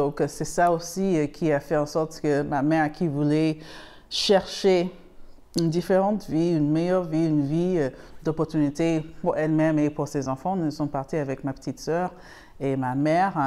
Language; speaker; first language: French; non-native, fluent; English